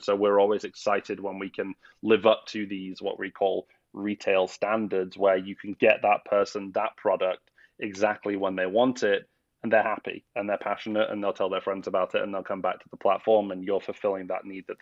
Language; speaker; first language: English; native; English